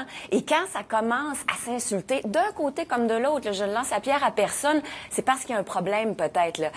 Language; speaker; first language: French; native; French